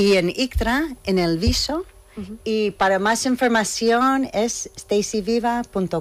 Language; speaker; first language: Spanish; non-native, fluent; English